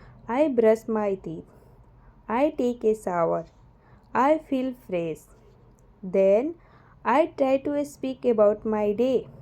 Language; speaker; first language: English; non-native, learner; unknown